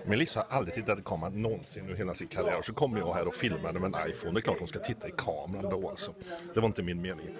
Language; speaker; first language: Swedish; native; Swedish